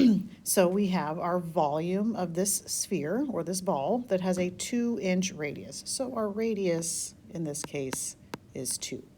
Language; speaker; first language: English; native; English